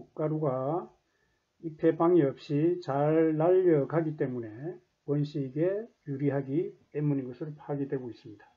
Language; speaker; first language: Korean; native; Korean